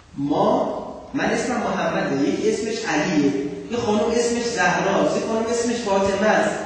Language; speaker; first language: Persian; non-native, fluent; Urdu